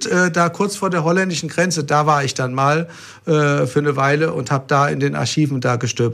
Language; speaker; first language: German; native; German